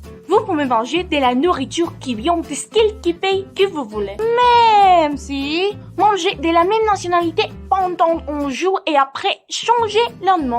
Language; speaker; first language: French; non-native, learner; Spanish